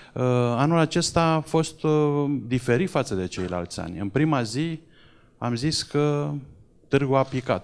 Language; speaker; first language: Romanian; native; Romanian